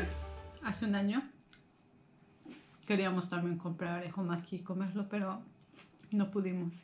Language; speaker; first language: Spanish; native; Spanish